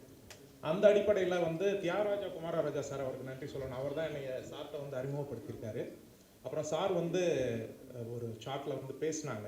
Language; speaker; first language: Tamil; native; Tamil